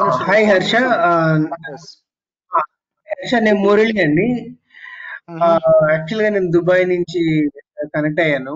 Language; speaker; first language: Telugu; native; Telugu